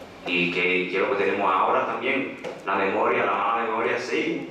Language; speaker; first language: Spanish; non-native, fluent; English